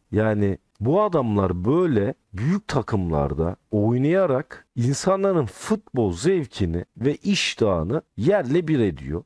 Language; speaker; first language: Turkish; native; Turkish